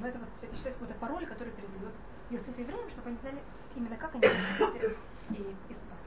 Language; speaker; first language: Russian; non-native, fluent; Hebrew